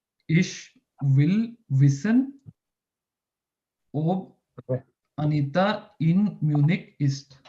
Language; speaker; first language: German; non-native, learner; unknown